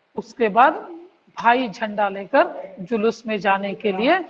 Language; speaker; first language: Hindi; non-native, local second language; Kannada